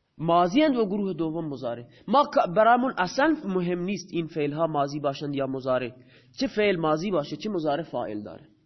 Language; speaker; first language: Persian; non-native, local second language; Baluchi